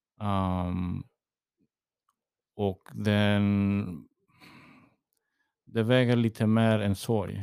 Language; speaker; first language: Swedish; early bilingual, heritage; English